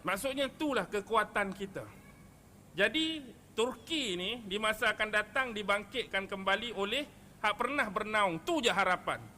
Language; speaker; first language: Malay; native; Malay